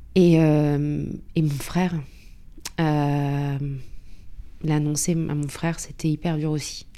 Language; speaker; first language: French; native; French